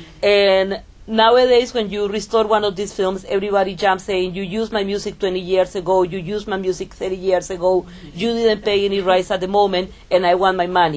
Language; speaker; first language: English; non-native, fluent; Spanish